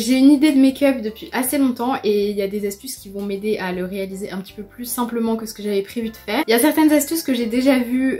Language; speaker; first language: French; native; French